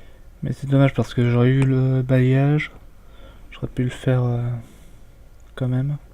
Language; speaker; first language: French; native; French